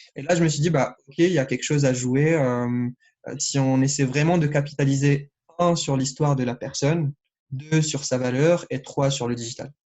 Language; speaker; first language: French; non-native, local second language; Arabic